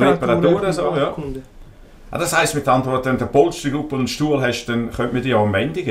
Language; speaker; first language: German; native; German